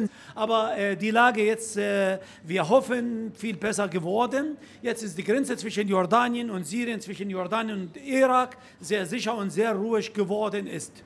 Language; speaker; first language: German; non-native, fluent; Arabic